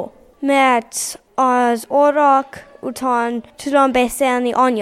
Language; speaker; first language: Hungarian; non-native, learner; English